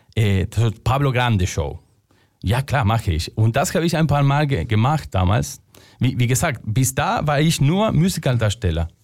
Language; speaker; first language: German; non-native, fluent; Spanish